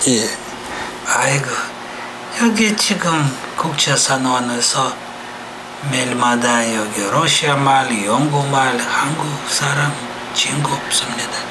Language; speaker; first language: Korean; non-native, learner; Lithuanian